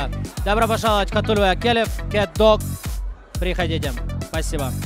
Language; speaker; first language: Russian; native; Russian